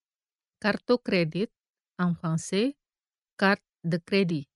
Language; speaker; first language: French; non-native, fluent; Indonesian